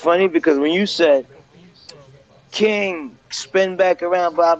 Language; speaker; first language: English; native; English